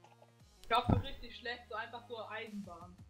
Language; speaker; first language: German; native; German